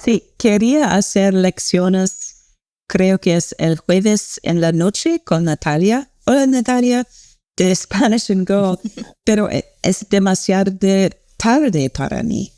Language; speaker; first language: Spanish; non-native, learner; English